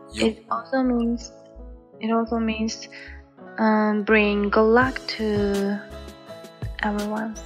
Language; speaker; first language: English; non-native, learner; Chinese